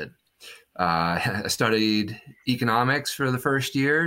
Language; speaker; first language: English; native; English